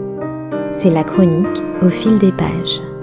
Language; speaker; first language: French; native; French